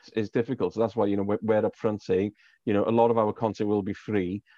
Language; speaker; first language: English; native; English